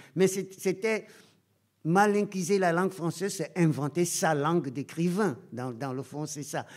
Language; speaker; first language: French; non-native, local second language; Ewe